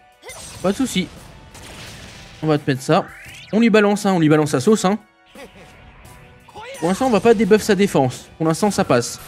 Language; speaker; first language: French; native; French